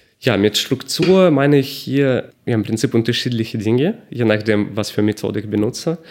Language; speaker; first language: German; non-native, fluent; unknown